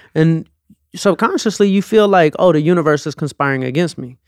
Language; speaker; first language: English; native; English